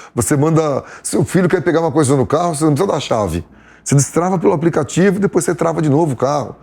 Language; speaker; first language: Portuguese; native; Portuguese